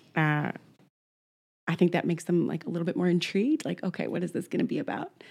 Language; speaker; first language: English; native; English